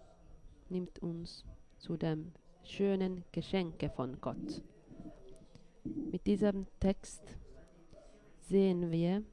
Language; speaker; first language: German; non-native, fluent; Finnish